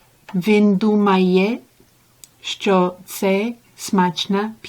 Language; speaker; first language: Ukrainian; non-native, learner; English